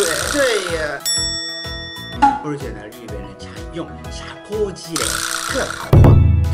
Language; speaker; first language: Chinese; non-native, fluent; Japanese